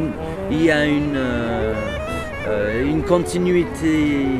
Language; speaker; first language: French; non-native, fluent; English